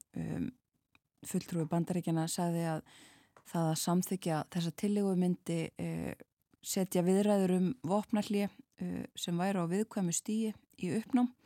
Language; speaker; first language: Icelandic; native; Icelandic